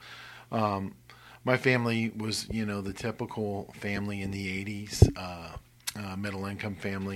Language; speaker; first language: English; native; English